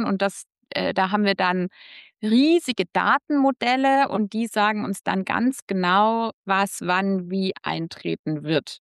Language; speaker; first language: German; native; German